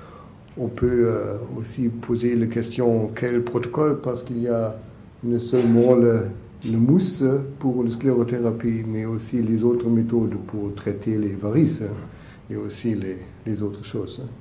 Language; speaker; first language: French; non-native, learner; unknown